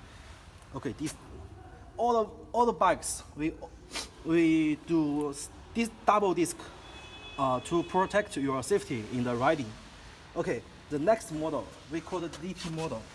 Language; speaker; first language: English; non-native, learner; Chinese